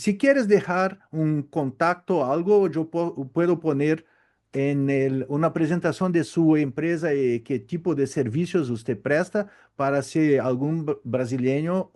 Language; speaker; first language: Spanish; non-native, learner; Portuguese